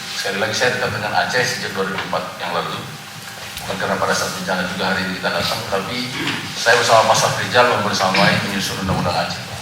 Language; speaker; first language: Indonesian; native; Indonesian